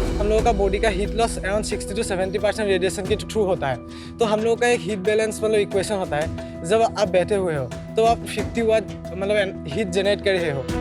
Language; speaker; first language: Hindi; non-native, local second language; Assamese